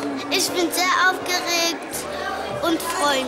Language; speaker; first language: German; early bilingual, other home language; Kurdish